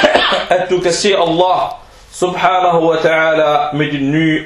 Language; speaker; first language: Danish; early bilingual, other home language; Arabic